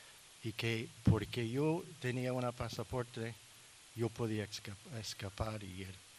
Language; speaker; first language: Spanish; non-native, learner; English